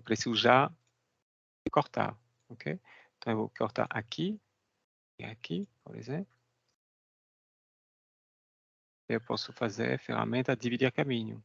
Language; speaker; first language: Portuguese; non-native, fluent; French